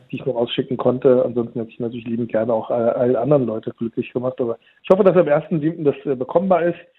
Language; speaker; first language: German; early bilingual, other home language; Turkish